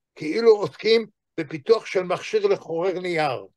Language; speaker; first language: Hebrew; native; Hebrew